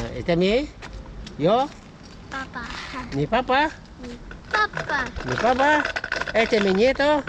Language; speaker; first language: Spanish; non-native, learner; Filipino